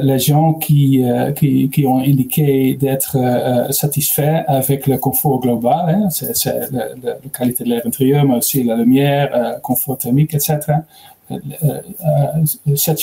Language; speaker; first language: French; non-native, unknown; Dutch